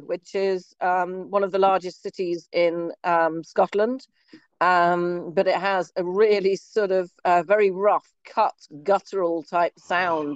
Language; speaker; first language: English; native; English